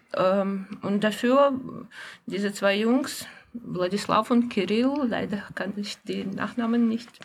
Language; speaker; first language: German; non-native, fluent; Russian